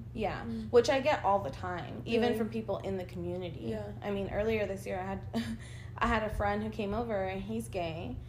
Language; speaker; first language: English; early bilingual, other home language; Spanish